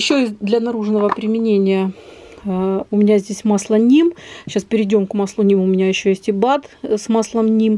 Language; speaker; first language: Russian; native; Russian